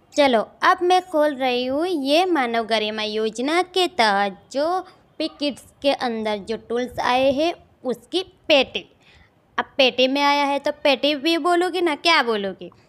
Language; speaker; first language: Hindi; non-native, local second language; Gujarati